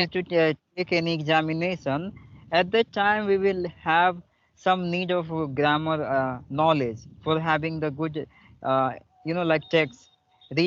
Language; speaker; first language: English; non-native, local second language; Hindi